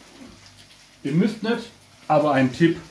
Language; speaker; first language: German; non-native, fluent; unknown